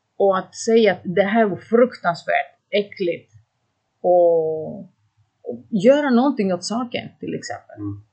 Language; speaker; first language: Swedish; non-native, fluent; Greek